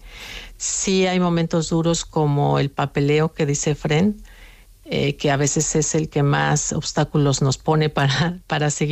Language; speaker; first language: Spanish; native; Spanish